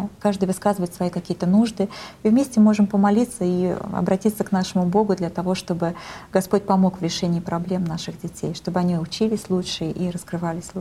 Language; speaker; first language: Russian; native; Russian